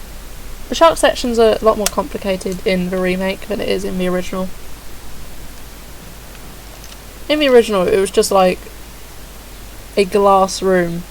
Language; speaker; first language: English; native; English